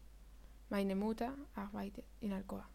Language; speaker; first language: German; non-native, learner; Spanish